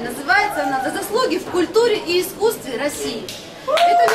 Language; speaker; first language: Russian; native; Russian